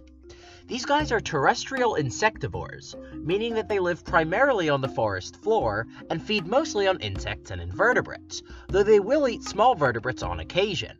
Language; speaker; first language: English; native; English